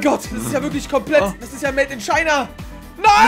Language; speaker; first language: German; native; German